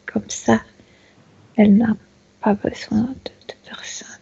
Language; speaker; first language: French; non-native, fluent; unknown